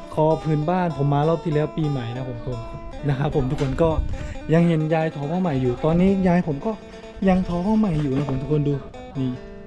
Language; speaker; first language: Thai; native; Thai